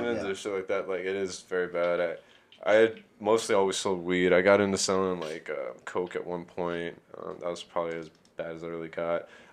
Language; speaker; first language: English; native; English